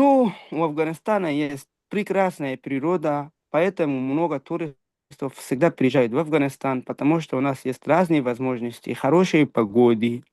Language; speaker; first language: Russian; non-native, fluent; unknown